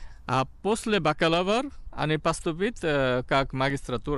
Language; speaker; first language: Russian; non-native, learner; Bangla